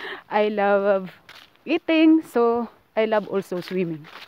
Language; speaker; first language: English; non-native, local second language; Filipino